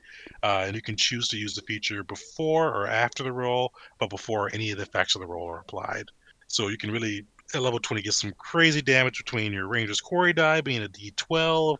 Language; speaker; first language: English; native; English